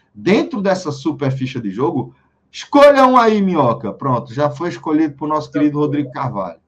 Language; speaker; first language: Portuguese; native; Portuguese